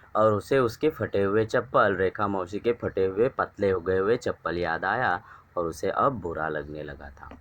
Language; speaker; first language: Hindi; non-native, local second language; Marathi